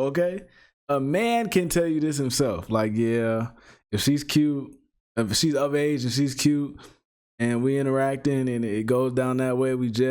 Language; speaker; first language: English; native; English